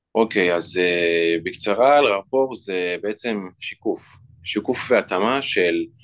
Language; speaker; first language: Hebrew; native; Hebrew